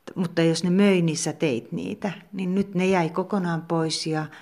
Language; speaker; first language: Finnish; native; Finnish